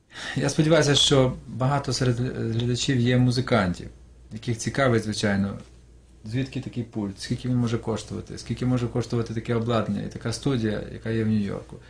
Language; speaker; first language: Ukrainian; native; Ukrainian